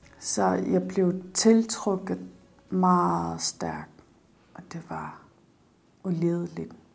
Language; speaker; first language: Danish; non-native, local second language; Kalaallisut